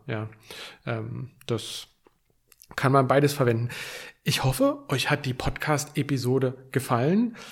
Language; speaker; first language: German; native; German